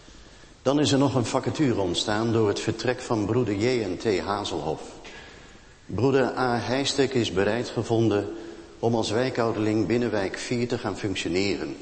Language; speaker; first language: Dutch; native; Dutch